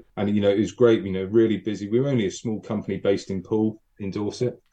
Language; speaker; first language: English; native; English